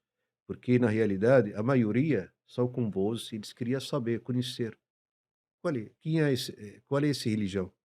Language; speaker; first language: Portuguese; non-native, fluent; Arabic